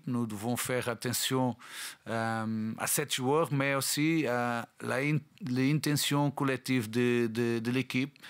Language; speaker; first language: French; non-native, learner; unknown